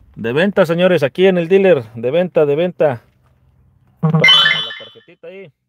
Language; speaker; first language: Spanish; native; Spanish